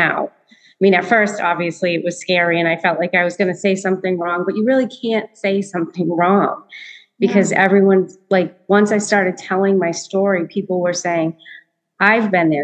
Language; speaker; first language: English; native; English